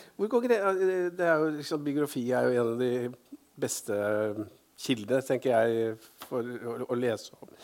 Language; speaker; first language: Norwegian; native; Norwegian